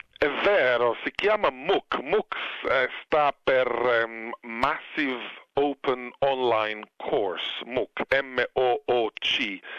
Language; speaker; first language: Italian; non-native, fluent; Hebrew